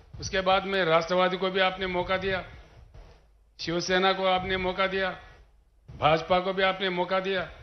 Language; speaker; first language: Hindi; non-native, local second language; Telugu